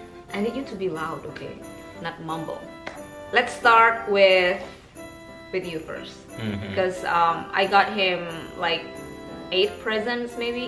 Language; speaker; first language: English; non-native, fluent; Indonesian